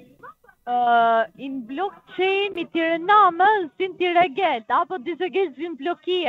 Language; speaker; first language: German; non-native, learner; Italian